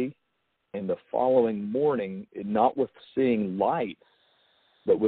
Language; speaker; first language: English; native; English